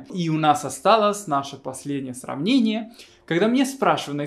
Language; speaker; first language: Russian; non-native, fluent; Spanish